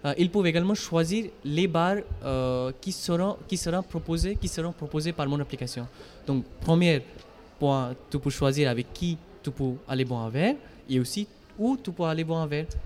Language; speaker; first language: French; non-native, fluent; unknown